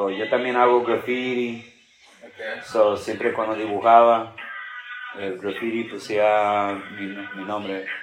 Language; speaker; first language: Spanish; early bilingual, heritage; Spanish